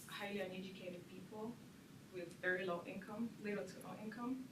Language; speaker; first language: English; non-native, local second language; Kinyarwanda